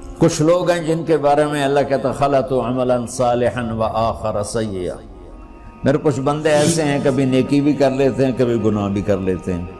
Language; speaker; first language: Urdu; non-native, local second language; Punjabi